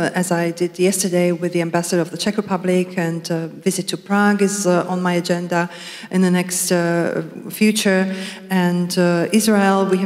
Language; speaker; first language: English; non-native, fluent; Slovak